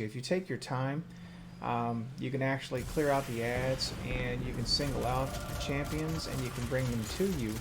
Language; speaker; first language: English; native; English